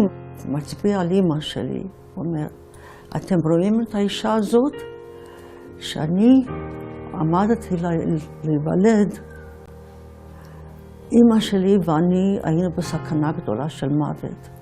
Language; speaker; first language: Hebrew; non-native, fluent; Yiddish